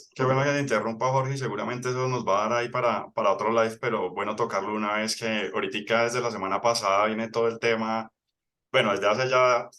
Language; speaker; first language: Spanish; native; Spanish